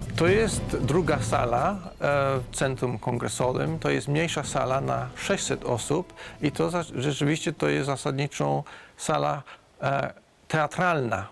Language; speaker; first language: Polish; non-native, fluent; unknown